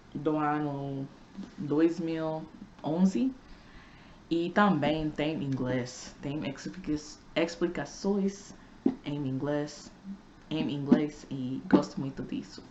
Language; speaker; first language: Portuguese; non-native, fluent; English